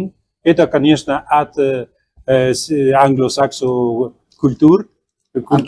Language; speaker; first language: Russian; non-native, fluent; Spanish